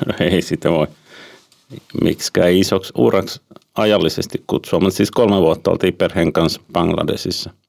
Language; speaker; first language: Finnish; native; Finnish